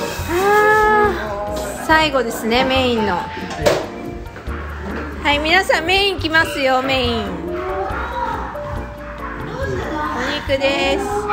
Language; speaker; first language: Japanese; native; Japanese